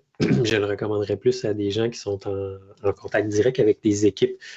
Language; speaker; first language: French; native; French